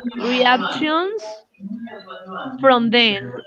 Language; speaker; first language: English; non-native, learner; Spanish